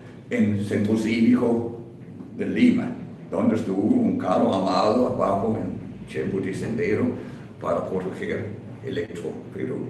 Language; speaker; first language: Spanish; non-native, fluent; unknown